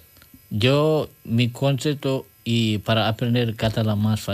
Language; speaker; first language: Spanish; non-native, learner; French